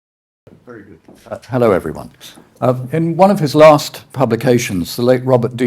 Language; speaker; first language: English; native; English